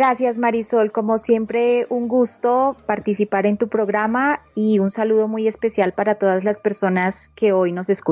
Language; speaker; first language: Spanish; native; Spanish